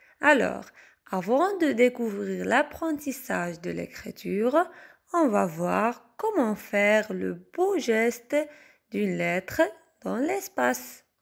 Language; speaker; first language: French; non-native, local second language; Arabic